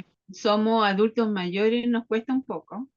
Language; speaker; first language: Spanish; native; Spanish